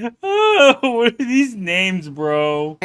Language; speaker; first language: English; native; English